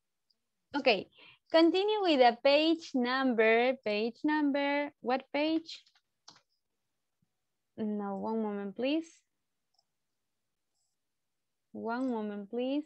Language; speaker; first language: English; non-native, learner; Spanish